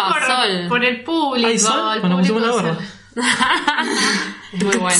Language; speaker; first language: Spanish; native; Spanish